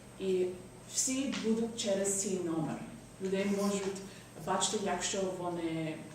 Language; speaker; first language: Ukrainian; non-native, learner; English